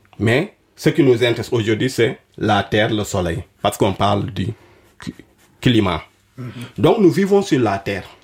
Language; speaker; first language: French; non-native, local second language; Wolof